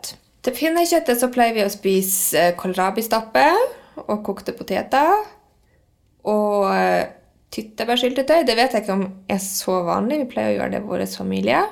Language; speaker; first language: Norwegian; native; Norwegian